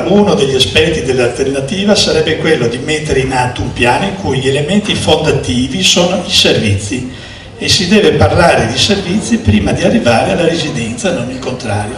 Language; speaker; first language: Italian; native; Italian